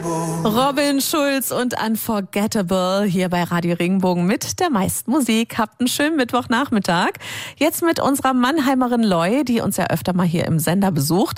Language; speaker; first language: German; native; German